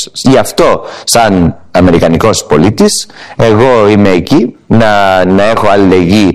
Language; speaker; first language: Greek; early bilingual, heritage; English